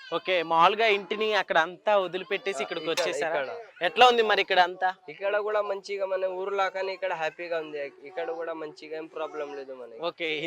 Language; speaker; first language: Telugu; non-native, local second language; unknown